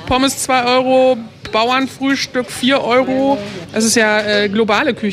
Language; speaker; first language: German; native; German